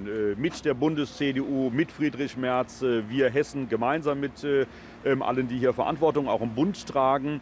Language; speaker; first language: German; native; German